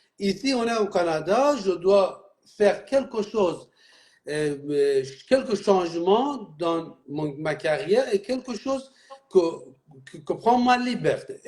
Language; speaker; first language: French; non-native, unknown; Persian